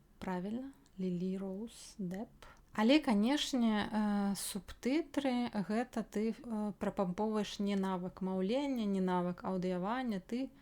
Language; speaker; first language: Belarusian; native; Belarusian